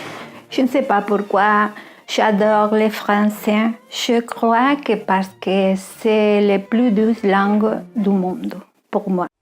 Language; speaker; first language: French; non-native, learner; Spanish